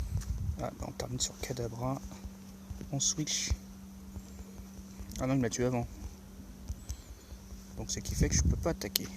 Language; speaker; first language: French; native; French